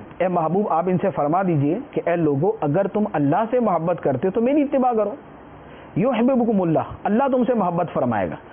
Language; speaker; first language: Urdu; native; Urdu